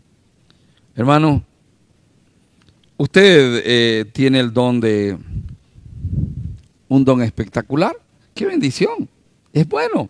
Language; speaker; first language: Spanish; native; Spanish